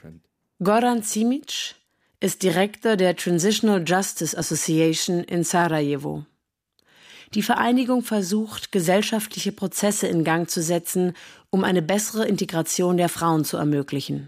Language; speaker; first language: German; native; German